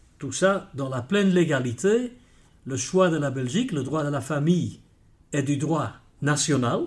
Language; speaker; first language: French; non-native, local second language; Dutch